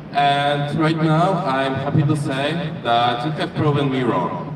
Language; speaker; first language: English; non-native, fluent; Polish